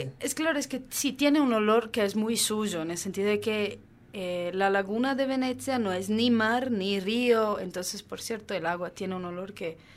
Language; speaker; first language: Spanish; non-native, fluent; Italian